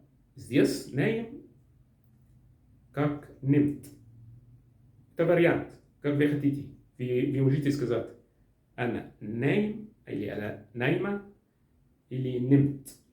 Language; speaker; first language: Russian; non-native, learner; Arabic